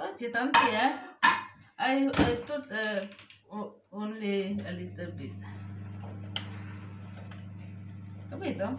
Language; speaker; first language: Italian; non-native, learner; Filipino